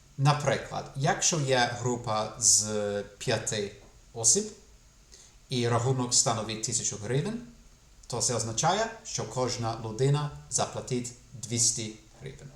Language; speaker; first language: Ukrainian; non-native, fluent; English